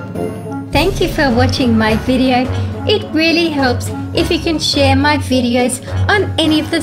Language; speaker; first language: English; native; English